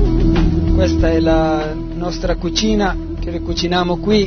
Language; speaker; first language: Italian; non-native, learner; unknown